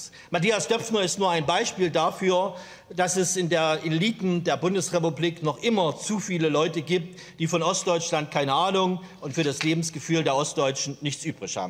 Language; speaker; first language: German; native; German